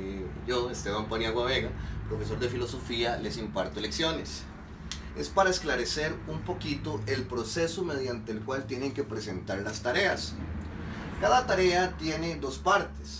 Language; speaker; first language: Spanish; native; Spanish